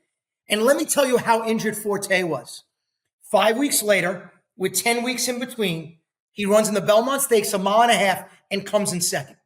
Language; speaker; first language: English; native; English